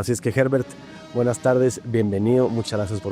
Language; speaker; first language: Spanish; native; Spanish